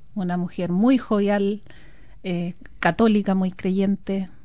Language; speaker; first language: Spanish; native; Spanish